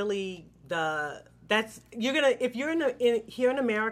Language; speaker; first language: English; native; English